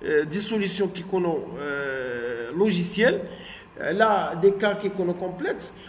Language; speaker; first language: French; non-native, local second language; Arabic